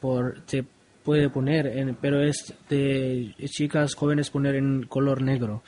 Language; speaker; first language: Spanish; non-native, learner; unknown